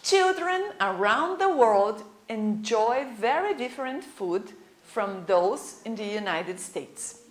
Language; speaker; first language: English; non-native, fluent; Portuguese